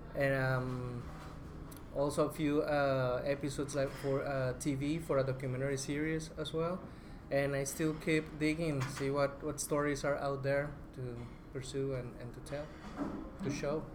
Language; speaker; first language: English; non-native, fluent; Spanish